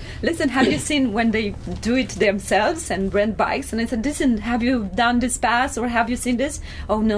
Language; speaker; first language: English; non-native, fluent; Romanian